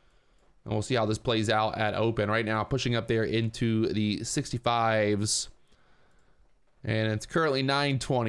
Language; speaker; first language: English; native; English